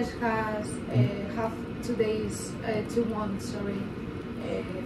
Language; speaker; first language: English; non-native, learner; Spanish